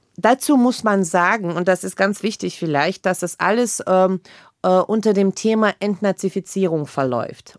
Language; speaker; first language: German; non-native, fluent; Russian